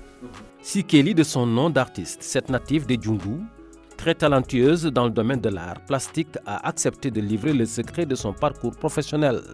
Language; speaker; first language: French; native; French